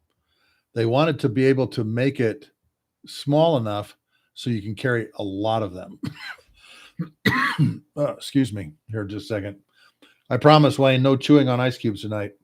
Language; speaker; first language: English; native; English